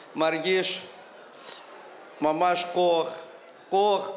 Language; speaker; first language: Hebrew; non-native, fluent; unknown